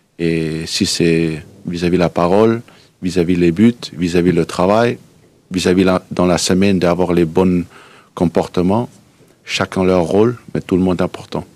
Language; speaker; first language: French; non-native, fluent; Danish